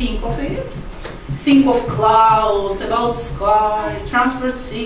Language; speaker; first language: English; non-native, fluent; Azerbaijani